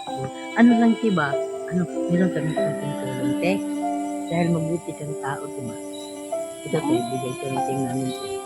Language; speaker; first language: Filipino; non-native, local second language; Cebuano